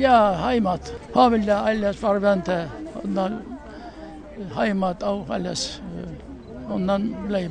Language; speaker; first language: German; non-native, learner; Turkish